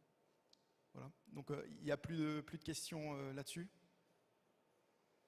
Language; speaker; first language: French; native; French